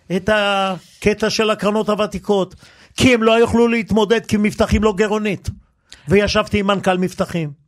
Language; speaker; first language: Hebrew; early bilingual, other home language; Yiddish